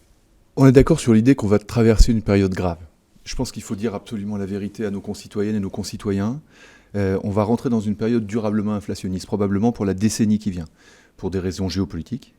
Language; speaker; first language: French; native; French